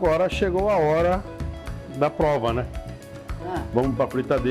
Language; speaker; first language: Portuguese; native; Portuguese